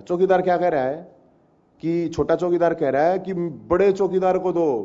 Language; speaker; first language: Hindi; native; Hindi